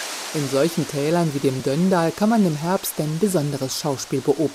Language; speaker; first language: German; native; German